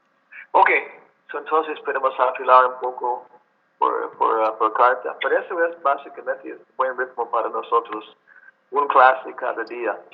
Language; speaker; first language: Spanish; non-native, learner; English